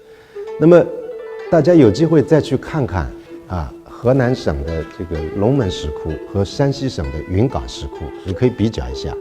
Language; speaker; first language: Chinese; native; Chinese